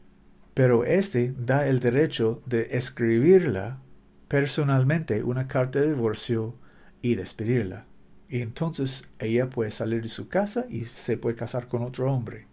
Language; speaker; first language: Spanish; non-native, learner; English